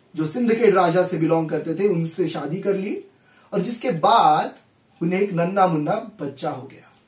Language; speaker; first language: Hindi; non-native, local second language; Marathi